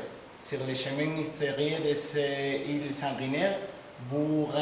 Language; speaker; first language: French; non-native, learner; Spanish